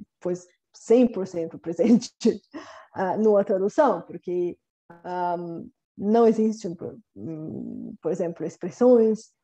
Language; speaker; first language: Portuguese; non-native, fluent; Bulgarian